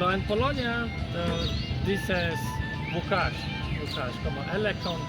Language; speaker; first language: Spanish; non-native, learner; Polish